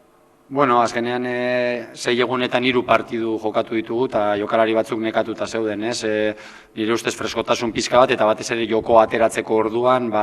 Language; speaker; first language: Basque; native; Basque